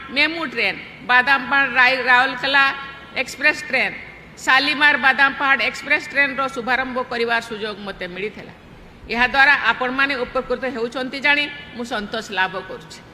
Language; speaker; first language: Odia; non-native, local second language; Santali